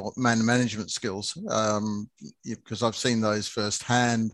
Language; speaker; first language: English; native; English